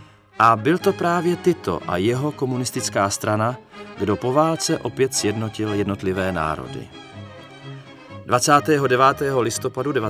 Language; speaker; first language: Czech; native; Czech